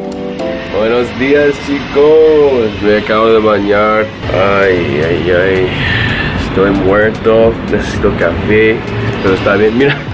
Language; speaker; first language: Spanish; non-native, fluent; English